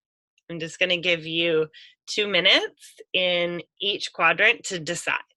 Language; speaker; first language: English; native; English